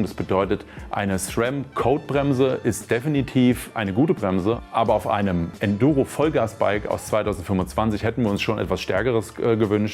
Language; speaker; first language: German; native; German